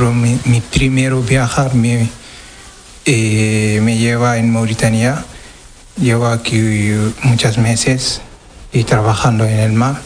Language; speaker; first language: Spanish; non-native, learner; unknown